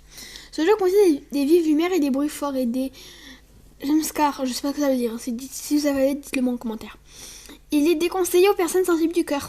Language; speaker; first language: French; native; French